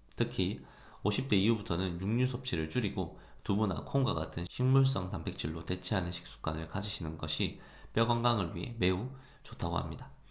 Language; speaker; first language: Korean; native; Korean